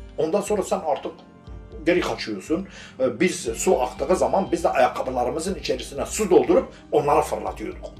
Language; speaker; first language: Turkish; non-native, local second language; Kurdish